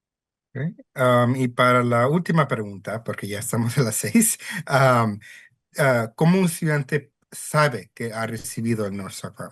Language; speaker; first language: Spanish; early bilingual, heritage; Spanish